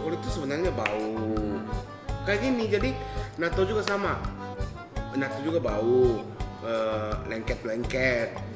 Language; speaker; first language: Indonesian; non-native, fluent; Japanese